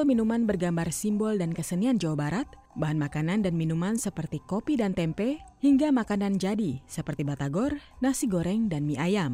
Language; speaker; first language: Indonesian; native; Indonesian